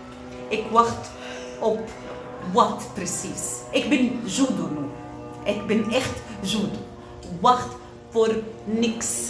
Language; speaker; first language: Dutch; non-native, learner; Arabic